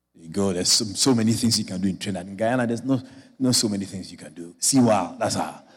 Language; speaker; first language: English; non-native, local second language; Akan